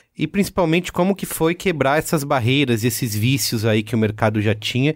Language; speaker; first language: Portuguese; native; Portuguese